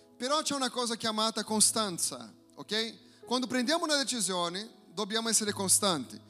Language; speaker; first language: Italian; non-native, fluent; Portuguese